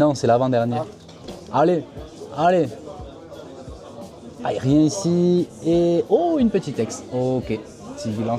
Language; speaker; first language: French; native; French